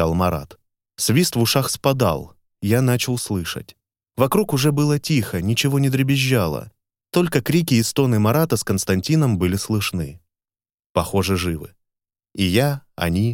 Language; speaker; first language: Russian; native; Russian